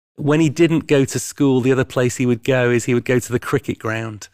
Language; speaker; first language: English; native; English